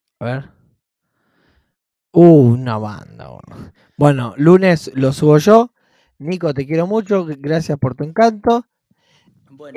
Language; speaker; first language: Spanish; native; Spanish